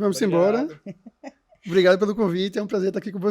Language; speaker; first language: Portuguese; native; Portuguese